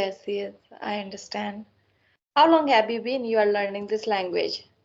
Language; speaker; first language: English; non-native, learner; Assamese